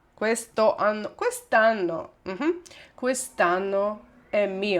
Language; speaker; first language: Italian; non-native, fluent; Ukrainian